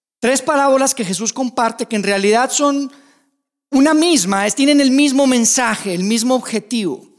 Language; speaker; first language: Spanish; native; Spanish